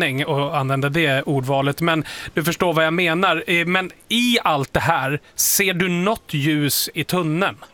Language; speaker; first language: Swedish; native; Swedish